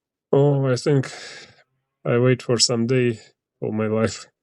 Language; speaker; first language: English; non-native, learner; Ukrainian